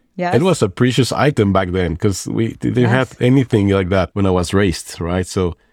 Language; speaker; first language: English; non-native, fluent; Spanish